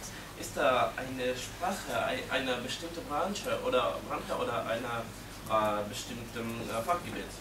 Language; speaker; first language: German; non-native, learner; Russian